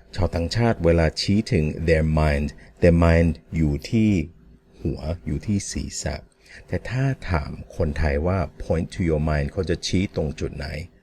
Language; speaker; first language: Thai; non-native, fluent; English